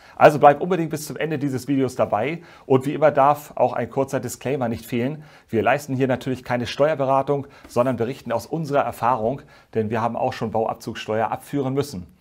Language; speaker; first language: German; native; German